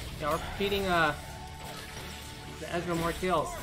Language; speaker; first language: English; native; English